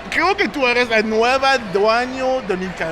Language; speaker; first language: Spanish; non-native, learner; English